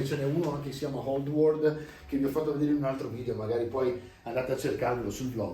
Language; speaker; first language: Italian; native; Italian